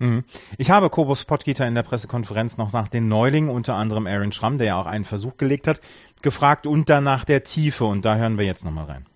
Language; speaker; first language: German; native; German